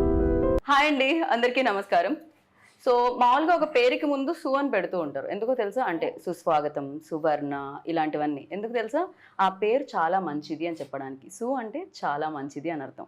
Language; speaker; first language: Telugu; native; Telugu